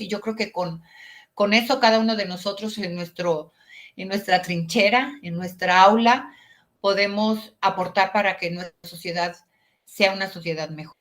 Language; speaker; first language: Spanish; native; Spanish